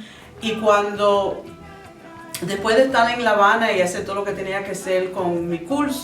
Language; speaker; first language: Spanish; early bilingual, other home language; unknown